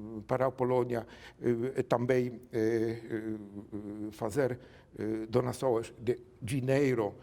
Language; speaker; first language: Portuguese; non-native, learner; Polish